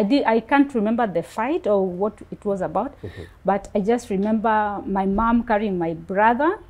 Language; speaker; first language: English; non-native, local second language; Luo (Kenya and Tanzania)